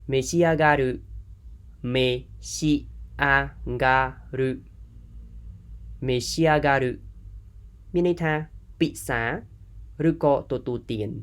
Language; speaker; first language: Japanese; non-native, fluent; Khmer